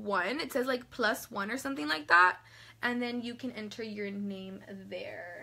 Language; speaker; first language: English; native; English